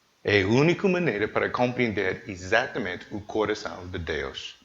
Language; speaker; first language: Portuguese; non-native, learner; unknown